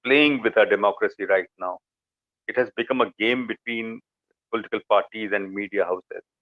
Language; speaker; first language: English; non-native, local second language; Hindi